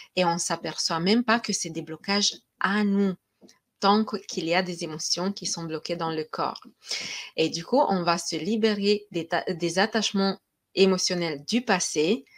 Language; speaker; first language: French; non-native, fluent; Romanian